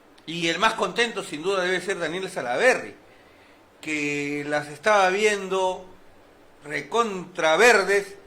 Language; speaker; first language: Spanish; native; Spanish